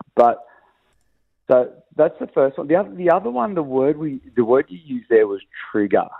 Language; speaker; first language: English; native; English